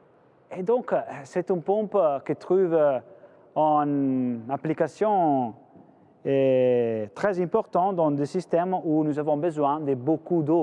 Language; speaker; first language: French; non-native, fluent; Italian